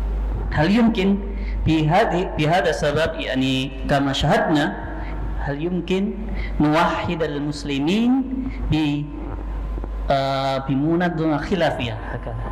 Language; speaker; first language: Arabic; non-native, local second language; Indonesian